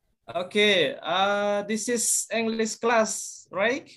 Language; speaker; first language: English; non-native, learner; Indonesian